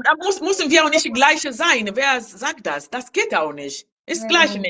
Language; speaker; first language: German; non-native, learner; Lingala